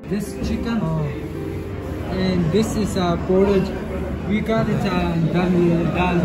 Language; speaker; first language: English; non-native, learner; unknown